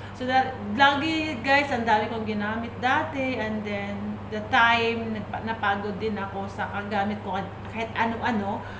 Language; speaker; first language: Filipino; native; Filipino